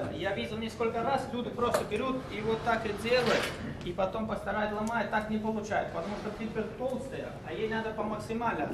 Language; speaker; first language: Russian; non-native, learner; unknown